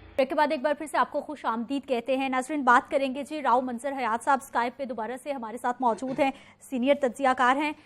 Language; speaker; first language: Urdu; native; Urdu